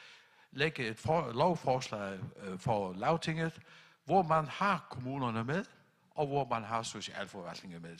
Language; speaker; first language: Danish; non-native, local second language; Faroese